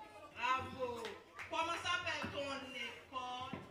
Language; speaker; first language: French; non-native, local second language; Haitian Creole